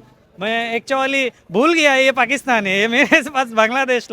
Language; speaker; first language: Hindi; non-native, learner; Bangla